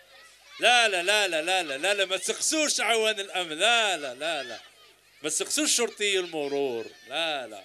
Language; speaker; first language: Arabic; native; Arabic